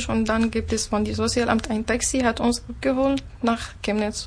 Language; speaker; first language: German; non-native, fluent; Arabic